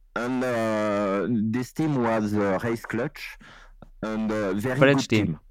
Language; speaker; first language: English; non-native, learner; French